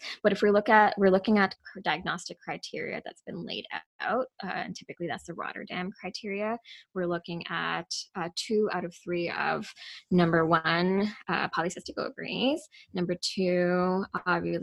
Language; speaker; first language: English; non-native, local second language; Urdu